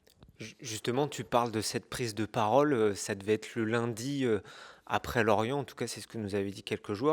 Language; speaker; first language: French; native; French